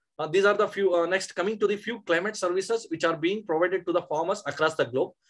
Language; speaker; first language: English; non-native, local second language; Kannada